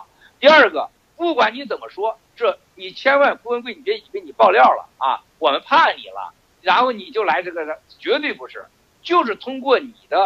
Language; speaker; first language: Chinese; native; Chinese